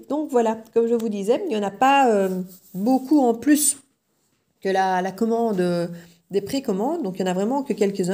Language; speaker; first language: French; native; French